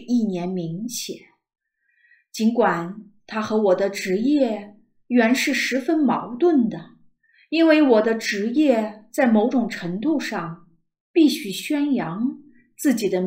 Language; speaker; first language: Chinese; native; Chinese